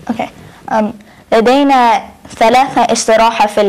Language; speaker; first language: Arabic; non-native, learner; English